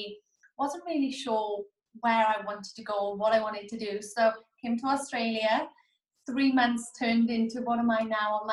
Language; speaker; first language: English; native; English